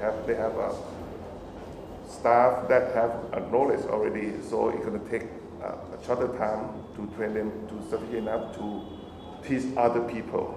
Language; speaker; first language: English; non-native, fluent; Thai